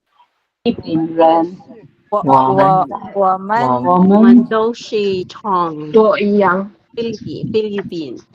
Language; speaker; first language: Chinese; non-native, learner; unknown